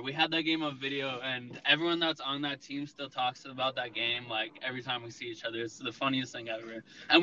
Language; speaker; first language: English; native; English